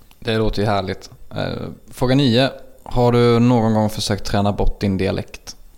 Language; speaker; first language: Swedish; native; Swedish